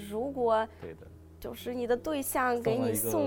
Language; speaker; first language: Chinese; non-native, fluent; Russian